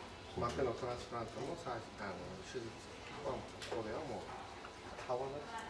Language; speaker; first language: Japanese; early bilingual, heritage; Japanese